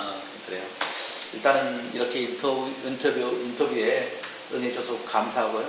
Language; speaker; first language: Korean; native; Korean